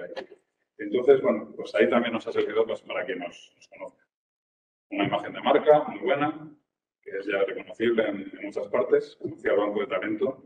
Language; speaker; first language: Spanish; native; Spanish